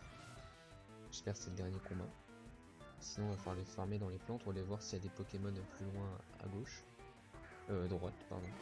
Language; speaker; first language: French; native; French